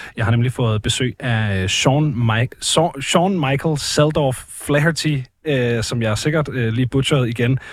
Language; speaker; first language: Danish; native; Danish